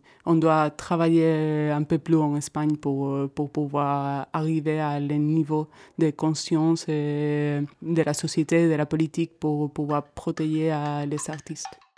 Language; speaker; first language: French; non-native, fluent; Spanish